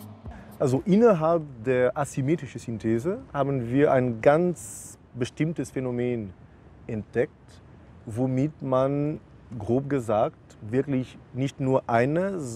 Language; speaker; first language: German; non-native, fluent; Portuguese